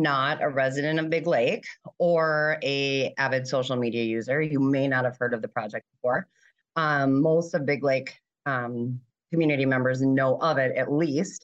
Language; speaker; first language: English; native; English